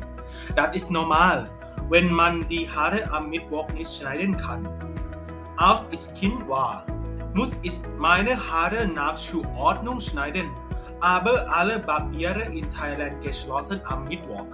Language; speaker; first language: German; non-native, learner; Thai